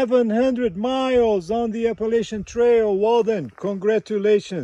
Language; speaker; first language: English; non-native, fluent; Portuguese